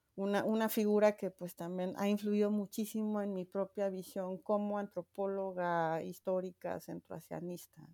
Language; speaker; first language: Spanish; native; Spanish